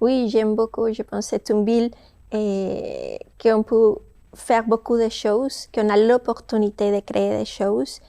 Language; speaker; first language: French; non-native, fluent; Spanish